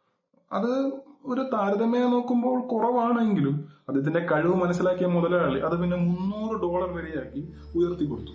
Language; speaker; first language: Malayalam; native; Malayalam